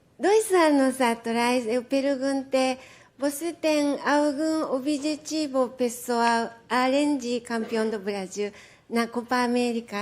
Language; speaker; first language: Portuguese; non-native, learner; Japanese